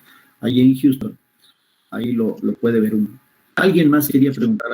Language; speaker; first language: Spanish; native; Spanish